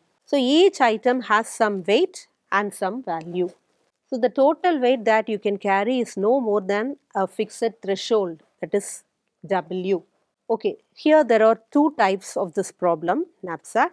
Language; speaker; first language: English; non-native, local second language; Tamil